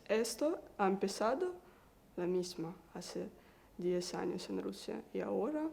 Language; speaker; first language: Spanish; non-native, learner; Russian